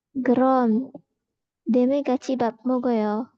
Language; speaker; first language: Korean; non-native, learner; Indonesian